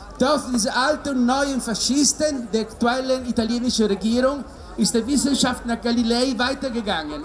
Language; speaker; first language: German; non-native, learner; Italian